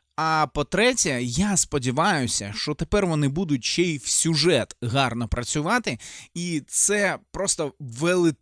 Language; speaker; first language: Ukrainian; native; Ukrainian